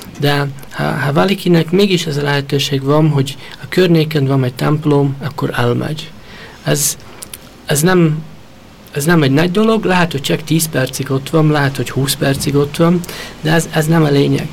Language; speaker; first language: Hungarian; early bilingual, heritage; Hungarian